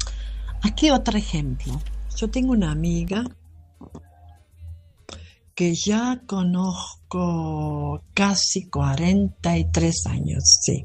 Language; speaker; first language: Spanish; non-native, fluent; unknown